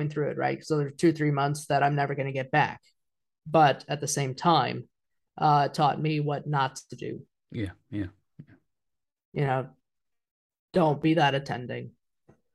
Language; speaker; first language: English; native; English